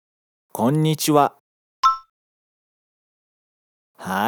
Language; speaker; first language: Japanese; non-native, fluent; Portuguese